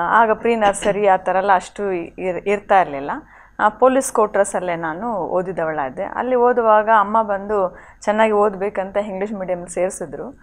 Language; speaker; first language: Kannada; native; Kannada